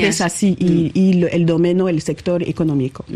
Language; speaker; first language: Spanish; non-native, learner; French